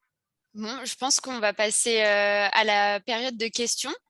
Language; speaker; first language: French; native; French